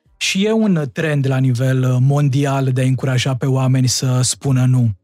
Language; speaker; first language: Romanian; native; Romanian